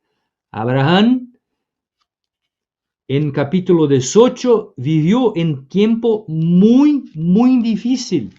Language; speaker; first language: Spanish; non-native, fluent; Portuguese